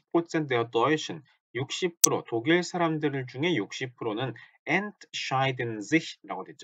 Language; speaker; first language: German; non-native, fluent; Korean